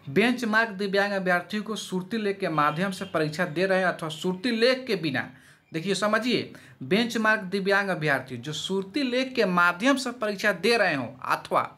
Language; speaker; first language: Hindi; native; Hindi